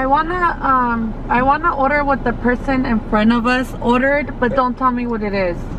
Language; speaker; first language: English; early bilingual, other home language; Spanish